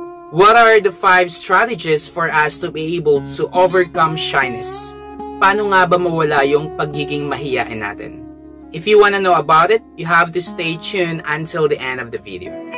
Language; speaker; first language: English; non-native, local second language; Filipino